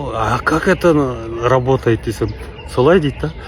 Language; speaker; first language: Russian; non-native, local second language; Kazakh